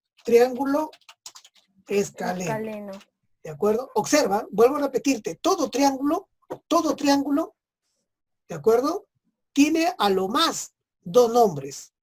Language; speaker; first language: Spanish; native; Spanish